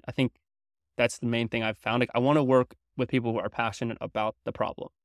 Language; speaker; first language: English; early bilingual, other home language; French